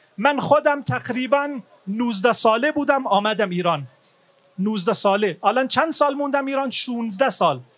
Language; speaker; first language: Persian; non-native, fluent; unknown